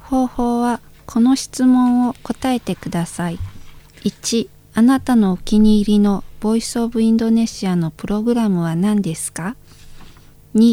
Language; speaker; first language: Japanese; non-native, fluent; Indonesian